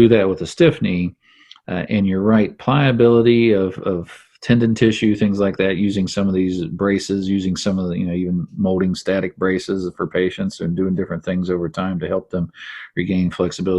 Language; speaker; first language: English; native; English